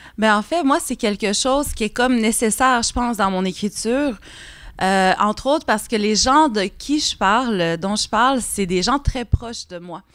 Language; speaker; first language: French; non-native, local second language; Innu-aimun